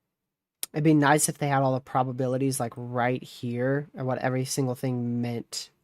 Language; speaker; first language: English; native; English